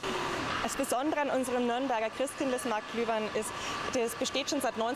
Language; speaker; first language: German; native; German